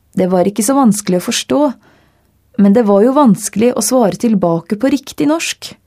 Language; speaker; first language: Norwegian; non-native, fluent; Dutch